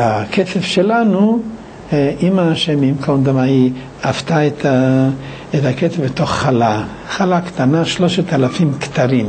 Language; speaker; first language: Hebrew; non-native, fluent; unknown